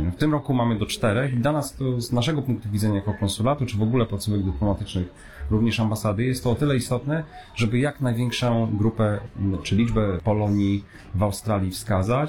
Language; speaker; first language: Polish; native; Polish